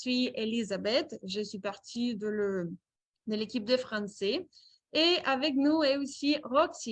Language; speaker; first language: French; non-native, fluent; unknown